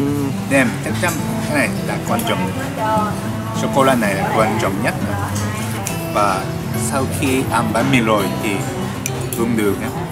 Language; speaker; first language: Vietnamese; non-native, learner; Japanese